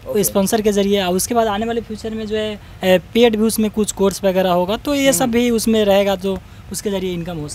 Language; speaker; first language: Hindi; native; Hindi